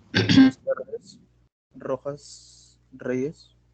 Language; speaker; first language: Spanish; native; Spanish